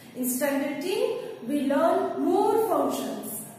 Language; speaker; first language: English; non-native, local second language; Gujarati